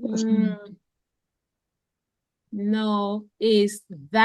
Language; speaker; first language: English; non-native, fluent; Spanish